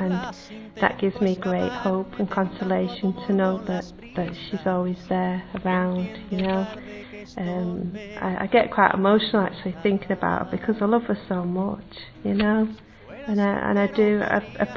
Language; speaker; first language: English; native; English